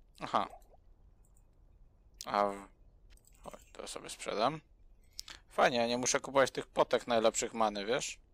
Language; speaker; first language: Polish; native; Polish